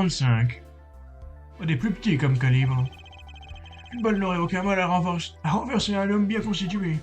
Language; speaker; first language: French; native; French